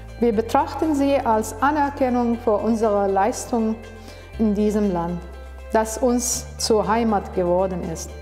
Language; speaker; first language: German; non-native, fluent; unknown